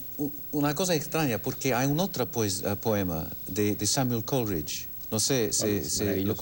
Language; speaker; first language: Spanish; non-native, fluent; English